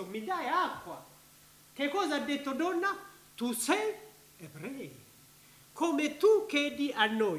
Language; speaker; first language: Italian; non-native, learner; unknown